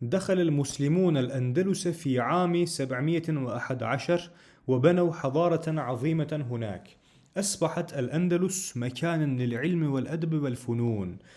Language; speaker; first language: Arabic; non-native, fluent; Turkish